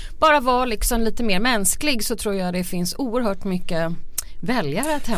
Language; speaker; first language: Swedish; native; Swedish